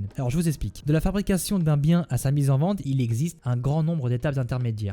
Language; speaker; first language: French; native; French